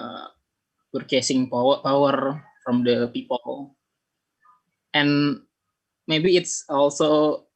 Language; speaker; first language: English; non-native, learner; Indonesian